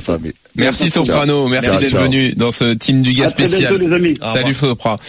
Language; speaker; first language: French; native; French